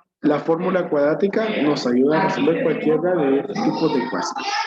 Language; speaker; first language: Spanish; native; Spanish